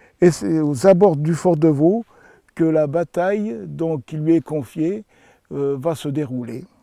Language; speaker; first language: French; native; French